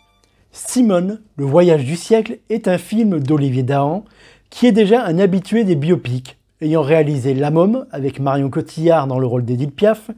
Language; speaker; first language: French; native; French